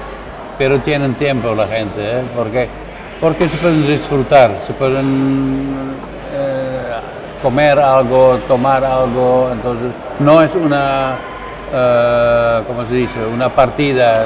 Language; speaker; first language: Spanish; non-native, learner; Dutch